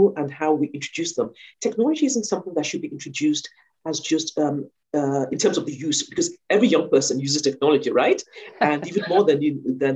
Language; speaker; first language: English; non-native, local second language; Yoruba